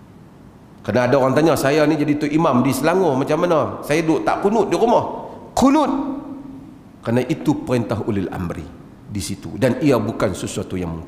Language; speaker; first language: Malay; native; Malay